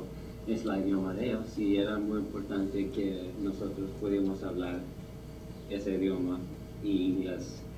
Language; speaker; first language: Spanish; early bilingual, heritage; Spanish